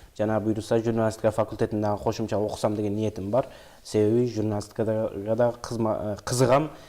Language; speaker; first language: Kyrgyz; early bilingual, heritage; Kyrgyz